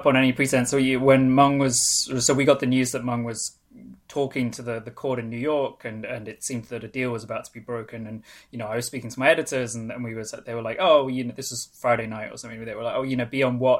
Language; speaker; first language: English; non-native, local second language; Welsh